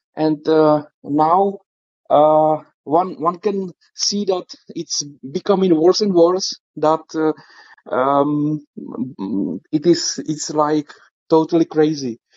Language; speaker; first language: English; non-native, fluent; Czech